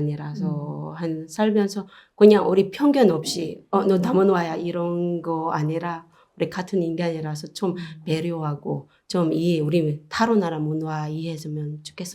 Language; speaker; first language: Korean; non-native, learner; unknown